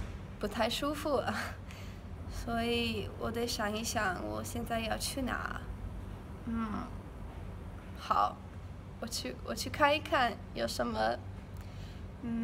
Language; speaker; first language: Chinese; non-native, learner; English